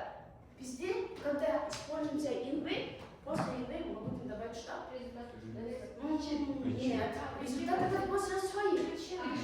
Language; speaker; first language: Russian; non-native, local second language; Kyrgyz